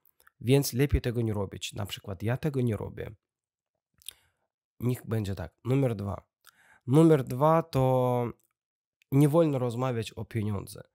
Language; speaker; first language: Polish; non-native, learner; Russian